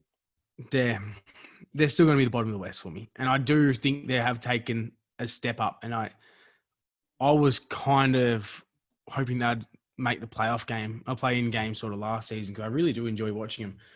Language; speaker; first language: English; native; English